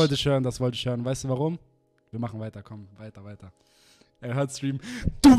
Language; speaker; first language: German; native; German